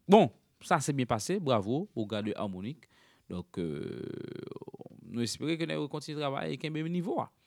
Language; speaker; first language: French; non-native, local second language; Haitian Creole